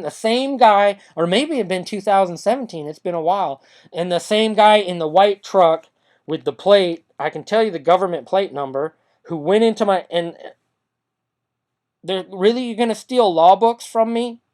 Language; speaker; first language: English; native; English